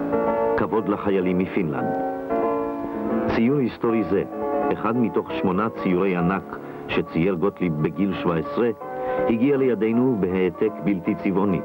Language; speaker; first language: Hebrew; native; Hebrew